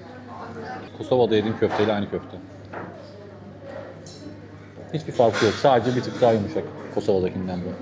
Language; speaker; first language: Turkish; native; Turkish